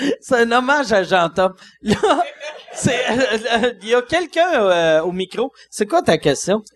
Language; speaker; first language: French; native; French